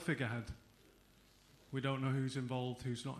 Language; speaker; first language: English; native; English